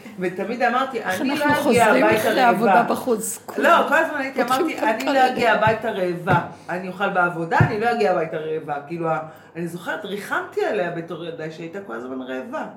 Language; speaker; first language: Hebrew; native; Hebrew